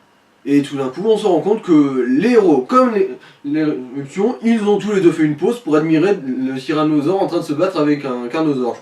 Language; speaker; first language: French; native; French